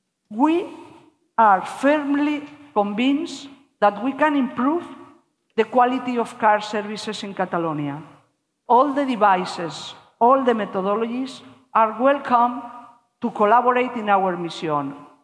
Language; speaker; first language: English; non-native, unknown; Spanish